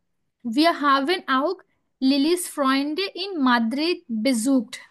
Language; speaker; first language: German; non-native, learner; Bangla